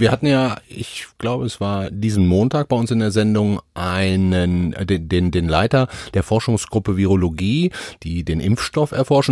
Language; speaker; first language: German; native; German